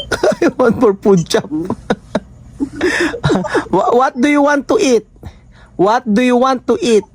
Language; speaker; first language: English; non-native, learner; Filipino